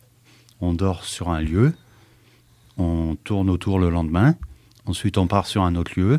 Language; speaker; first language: French; native; French